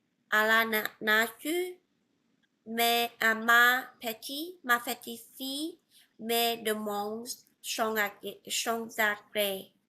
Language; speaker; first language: French; non-native, learner; Vietnamese